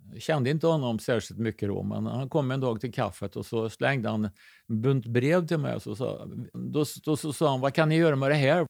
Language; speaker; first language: Swedish; native; Swedish